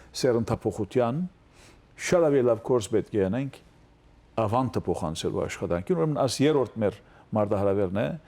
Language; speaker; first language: Armenian; early bilingual, heritage; Armenian